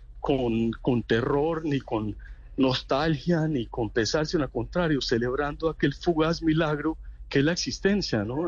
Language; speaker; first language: Spanish; native; Spanish